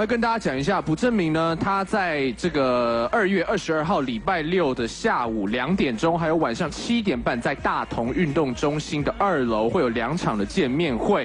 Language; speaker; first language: Chinese; native; Chinese